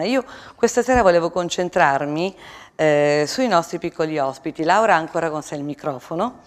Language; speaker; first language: Italian; native; Italian